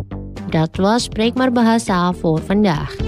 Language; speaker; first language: Dutch; non-native, fluent; Indonesian